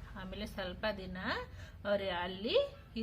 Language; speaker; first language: Kannada; non-native, local second language; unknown